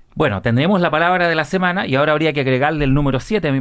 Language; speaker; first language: Spanish; native; Spanish